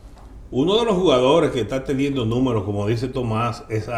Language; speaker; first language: Spanish; native; Spanish